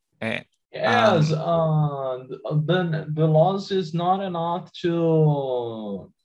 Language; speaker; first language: English; non-native, learner; Portuguese